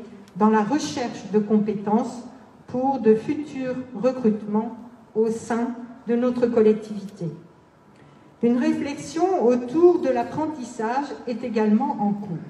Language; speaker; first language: French; native; French